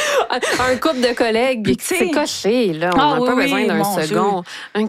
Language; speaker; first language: French; native; French